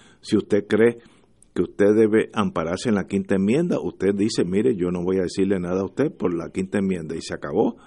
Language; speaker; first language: Spanish; native; Spanish